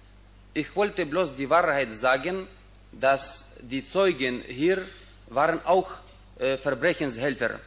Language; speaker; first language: German; non-native, fluent; Ukrainian